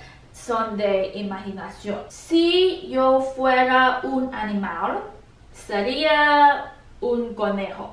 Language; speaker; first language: Spanish; non-native, learner; English